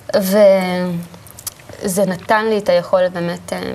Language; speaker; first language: Hebrew; native; Hebrew